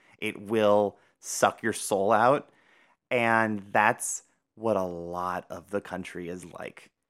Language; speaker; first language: English; native; English